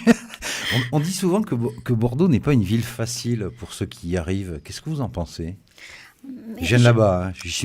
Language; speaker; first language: French; native; French